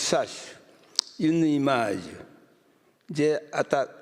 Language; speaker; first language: French; non-native, learner; Japanese